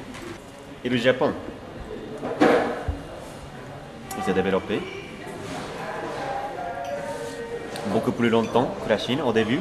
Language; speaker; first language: French; non-native, fluent; Japanese